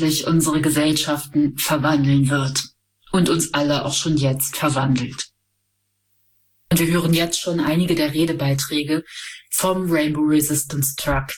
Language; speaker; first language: German; native; German